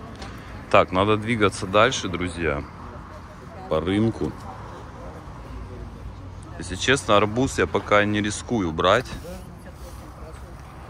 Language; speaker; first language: Russian; native; Russian